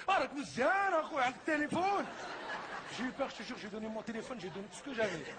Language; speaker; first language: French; early bilingual, other home language; Arabic